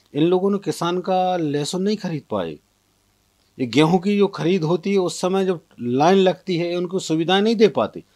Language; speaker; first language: Hindi; native; Hindi